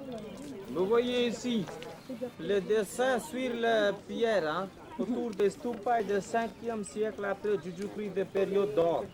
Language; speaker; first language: French; non-native, local second language; Hindi